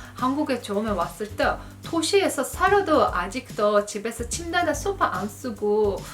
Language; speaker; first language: Korean; non-native, fluent; Azerbaijani